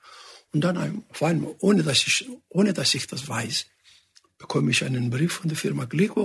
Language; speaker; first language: German; non-native, fluent; Greek